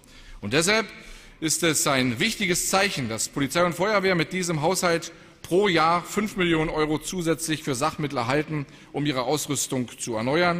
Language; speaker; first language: German; native; German